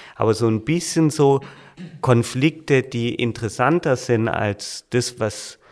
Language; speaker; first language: German; native; German